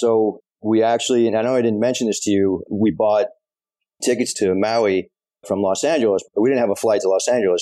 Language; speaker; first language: English; native; English